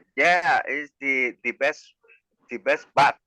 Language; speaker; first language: English; non-native, learner; Spanish